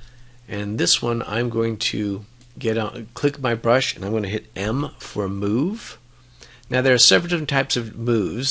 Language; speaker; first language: English; native; English